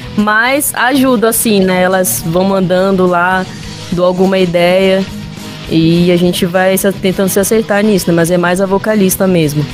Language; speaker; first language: Portuguese; native; Portuguese